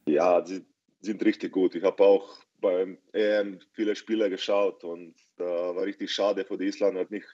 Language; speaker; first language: German; non-native, fluent; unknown